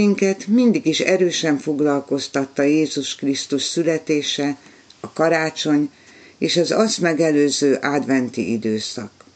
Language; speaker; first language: Hungarian; native; Hungarian